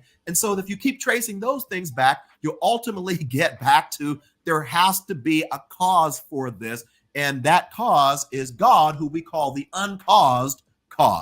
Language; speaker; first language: English; native; English